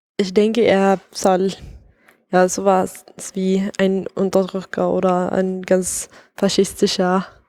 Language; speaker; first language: German; non-native, fluent; Swedish